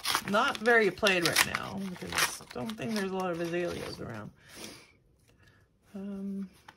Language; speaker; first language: English; non-native, local second language; French